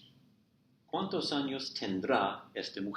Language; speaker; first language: Spanish; non-native, fluent; English